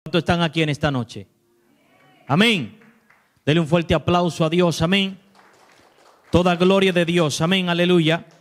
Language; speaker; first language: Spanish; native; Spanish